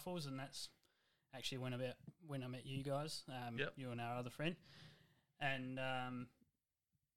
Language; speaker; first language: English; native; English